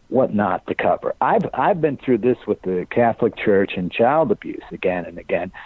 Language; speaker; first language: English; native; English